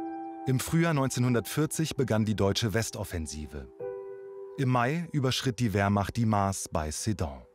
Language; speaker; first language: German; native; German